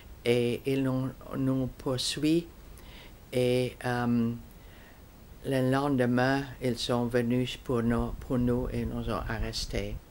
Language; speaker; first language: French; non-native, fluent; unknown